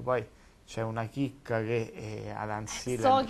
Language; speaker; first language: Italian; native; Italian